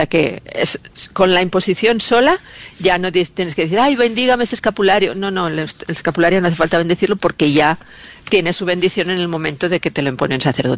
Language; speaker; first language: Spanish; native; Spanish